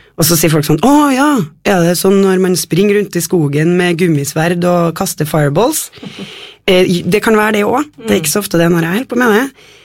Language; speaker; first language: Norwegian; native; Norwegian